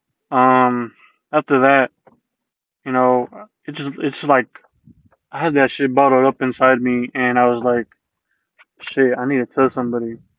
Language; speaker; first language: English; early bilingual, other home language; Spanish